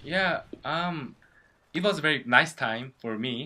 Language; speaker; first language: English; non-native, learner; Korean